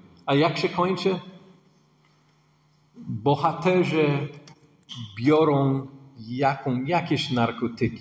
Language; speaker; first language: Polish; non-native, fluent; English